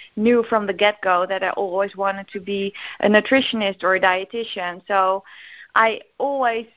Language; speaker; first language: English; non-native, fluent; Dutch